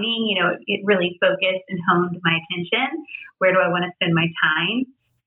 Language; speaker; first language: English; native; English